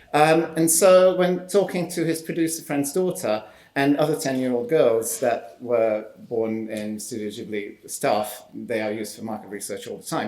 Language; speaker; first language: English; non-native, fluent; Hungarian